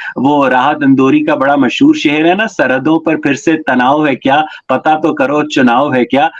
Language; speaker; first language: Urdu; native; Urdu